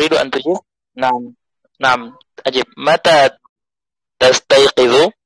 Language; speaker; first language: Arabic; non-native, fluent; Indonesian